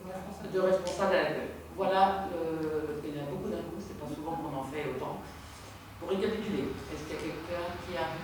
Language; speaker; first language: French; native; French